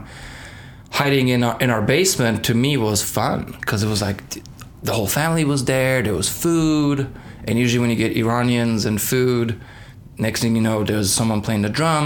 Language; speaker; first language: English; non-native, fluent; Persian